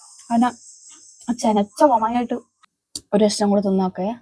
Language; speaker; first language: Malayalam; native; Malayalam